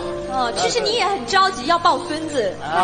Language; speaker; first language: Chinese; native; Chinese